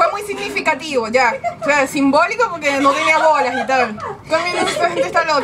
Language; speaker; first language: Spanish; native; Spanish